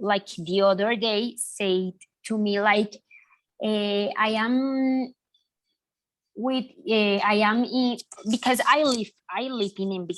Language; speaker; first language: English; non-native, learner; Spanish